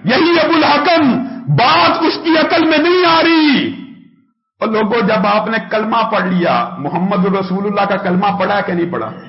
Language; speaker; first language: Urdu; native; Urdu